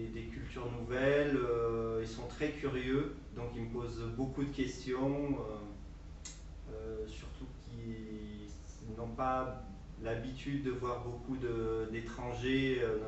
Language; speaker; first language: French; native; French